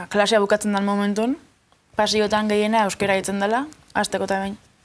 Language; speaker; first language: Basque; native; Basque